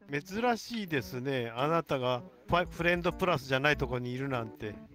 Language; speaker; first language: Japanese; native; Japanese